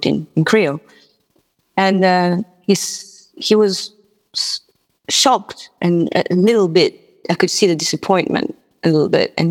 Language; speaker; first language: English; non-native, fluent; Morisyen